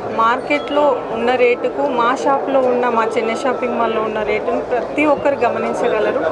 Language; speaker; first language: Telugu; native; Telugu